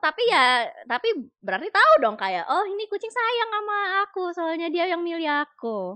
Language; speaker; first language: Indonesian; native; Indonesian